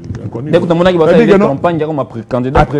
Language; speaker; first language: French; non-native, local second language; Lingala